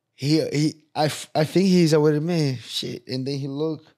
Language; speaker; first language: English; non-native, fluent; Portuguese